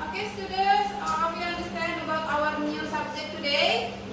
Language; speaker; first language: English; non-native, learner; Indonesian